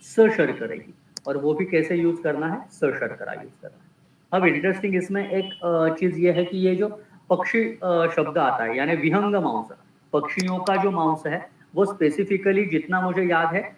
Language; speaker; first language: Hindi; non-native, local second language; Marathi